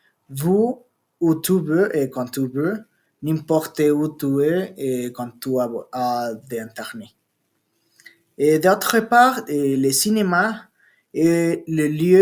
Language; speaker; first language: French; non-native, learner; Spanish